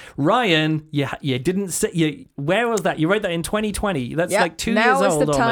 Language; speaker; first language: English; native; English